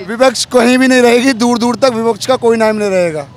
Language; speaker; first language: Hindi; native; Hindi